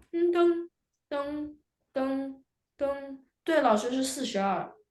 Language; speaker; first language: Chinese; early bilingual, other home language; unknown